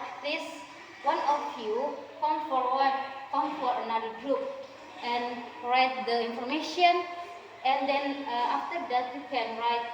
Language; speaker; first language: English; non-native, learner; Indonesian